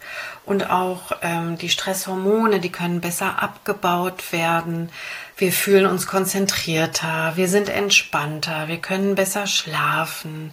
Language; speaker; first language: German; native; German